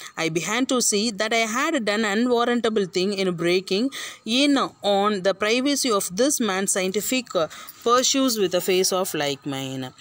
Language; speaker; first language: English; non-native, local second language; Tamil